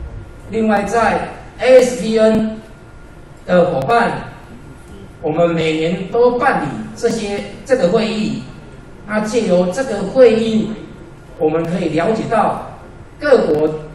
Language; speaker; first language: Chinese; native; Chinese